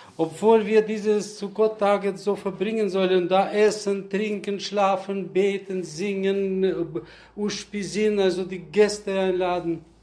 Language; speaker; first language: German; early bilingual, heritage; German